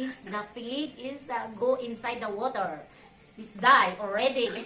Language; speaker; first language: English; non-native, learner; Filipino